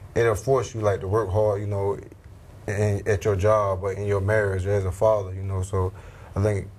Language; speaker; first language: English; native; English